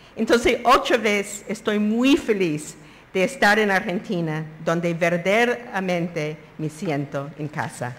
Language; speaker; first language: Spanish; non-native, fluent; English